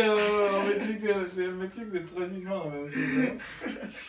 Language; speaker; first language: French; non-native, learner; Spanish